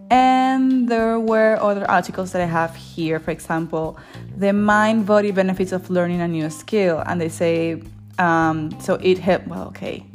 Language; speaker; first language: English; non-native, fluent; Spanish